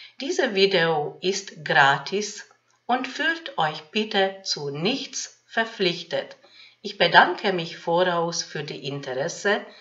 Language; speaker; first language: German; non-native, fluent; Hungarian